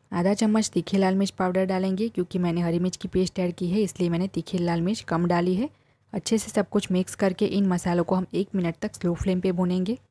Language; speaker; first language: Hindi; non-native, local second language; Gujarati